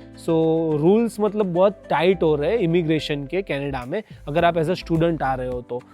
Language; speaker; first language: Hindi; non-native, local second language; Gujarati